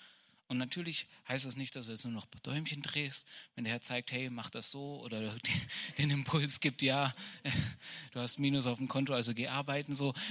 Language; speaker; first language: German; native; German